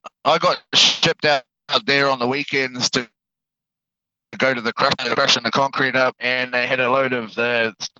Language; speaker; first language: English; native; English